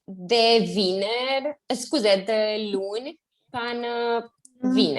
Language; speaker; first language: Romanian; non-native, learner; Spanish